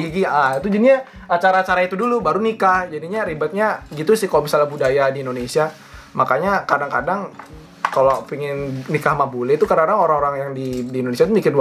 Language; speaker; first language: Indonesian; native; Indonesian